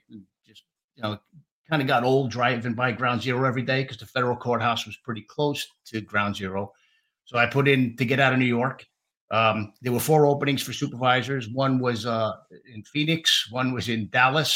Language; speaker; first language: English; native; English